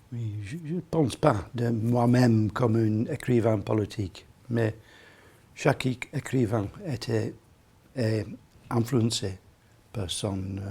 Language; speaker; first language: French; non-native, learner; English